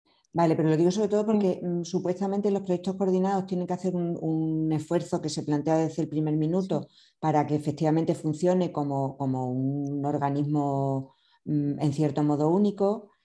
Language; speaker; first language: Spanish; native; Spanish